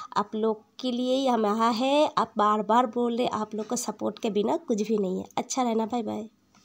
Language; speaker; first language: Hindi; non-native, local second language; Bangla